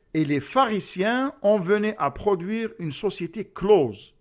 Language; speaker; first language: French; non-native, local second language; Arabic